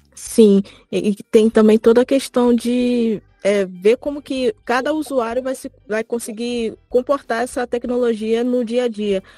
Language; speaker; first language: Portuguese; native; Portuguese